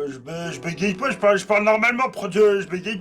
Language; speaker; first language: French; native; French